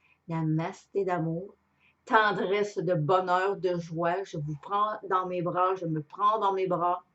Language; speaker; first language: French; native; French